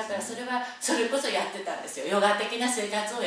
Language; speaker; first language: Japanese; native; Japanese